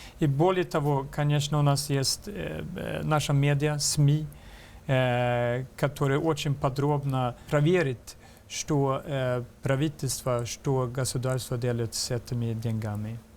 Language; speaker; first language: Russian; non-native, fluent; Swedish